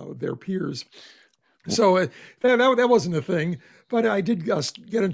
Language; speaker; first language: English; native; English